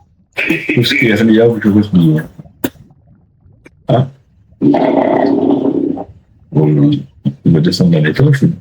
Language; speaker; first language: French; native; French